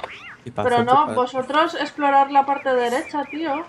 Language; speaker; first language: Spanish; native; Spanish